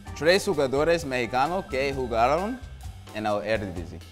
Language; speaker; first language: Spanish; non-native, learner; Dutch